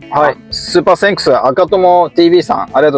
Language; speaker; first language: Japanese; native; Japanese